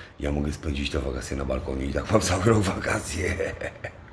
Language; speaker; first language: Polish; native; Polish